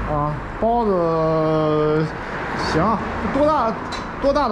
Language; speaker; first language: Chinese; native; Chinese